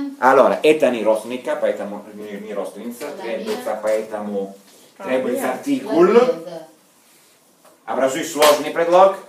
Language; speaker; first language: Russian; non-native, fluent; Italian